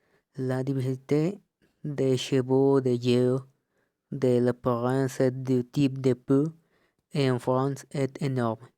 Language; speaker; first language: French; non-native, learner; Spanish